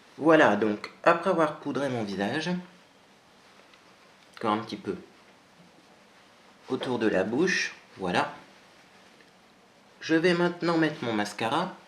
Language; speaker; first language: French; native; French